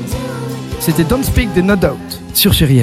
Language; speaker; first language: French; native; French